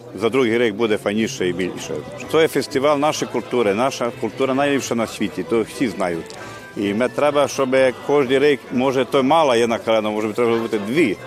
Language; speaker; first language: Ukrainian; early bilingual, heritage; Ukrainian